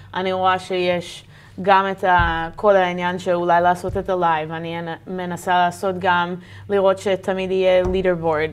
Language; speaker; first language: Hebrew; non-native, fluent; English